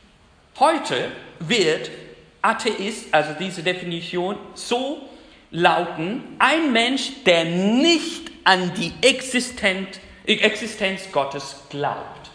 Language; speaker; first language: German; non-native, fluent; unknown